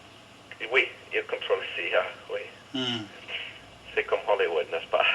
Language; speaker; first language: French; non-native, fluent; English